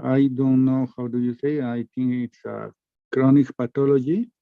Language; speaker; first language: English; non-native, learner; Spanish